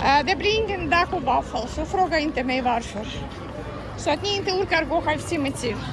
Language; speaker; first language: Swedish; non-native, learner; Russian